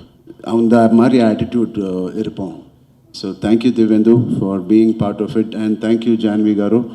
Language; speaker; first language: Tamil; non-native, learner; Telugu